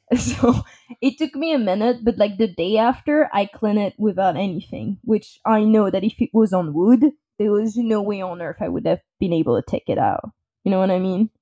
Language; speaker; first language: English; non-native, fluent; French